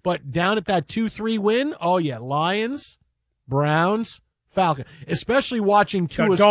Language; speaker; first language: English; native; English